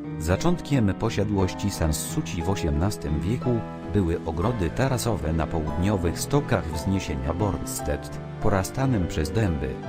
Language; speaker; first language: Polish; native; Polish